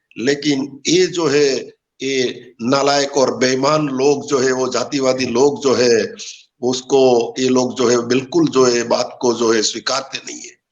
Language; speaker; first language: Hindi; non-native, local second language; Gujarati